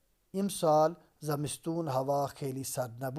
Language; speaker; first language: Persian; non-native, fluent; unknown